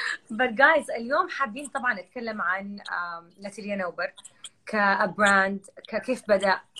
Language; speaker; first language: Arabic; native; Arabic